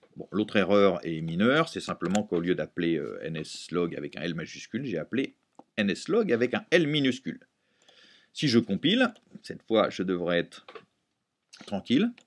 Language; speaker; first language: French; native; French